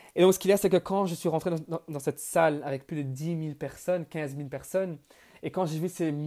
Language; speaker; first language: French; native; French